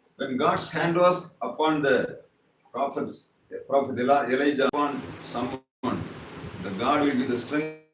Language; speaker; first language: English; non-native, local second language; Tamil